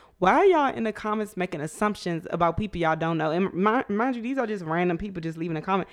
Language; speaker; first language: English; native; English